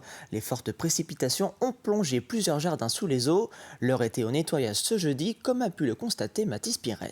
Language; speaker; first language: French; native; French